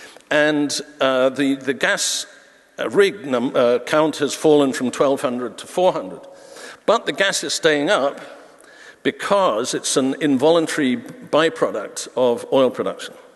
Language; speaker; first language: English; native; English